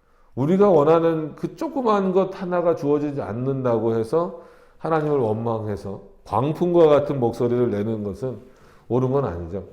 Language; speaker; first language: Korean; native; Korean